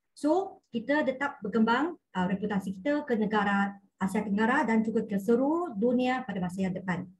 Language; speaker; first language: Malay; non-native, local second language; Cantonese